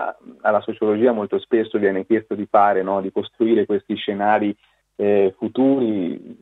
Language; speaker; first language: Italian; native; Italian